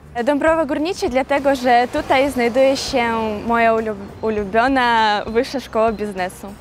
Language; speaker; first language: Polish; non-native, learner; Ukrainian